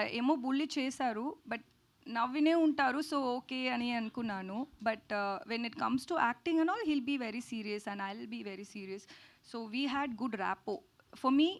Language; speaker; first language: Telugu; non-native, fluent; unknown